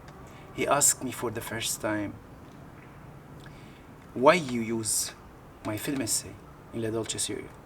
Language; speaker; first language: English; non-native, learner; Arabic